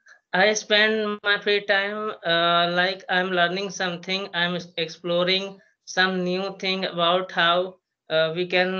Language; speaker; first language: English; non-native, learner; Hindi